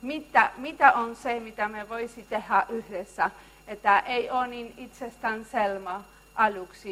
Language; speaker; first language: Finnish; non-native, learner; Spanish